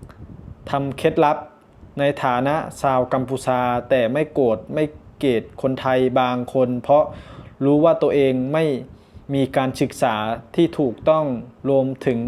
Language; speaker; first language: Thai; non-native, local second language; Northeastern Thai